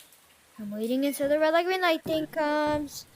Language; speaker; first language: English; native; English